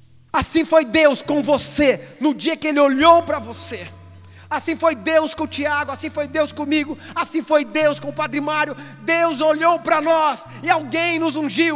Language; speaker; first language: Portuguese; native; Portuguese